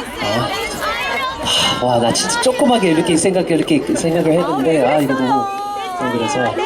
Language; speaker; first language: Korean; non-native, fluent; English